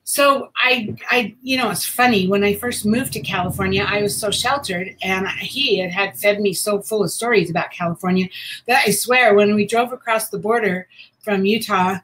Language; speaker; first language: English; native; English